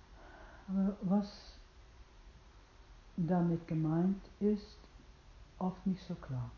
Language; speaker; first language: German; non-native, fluent; English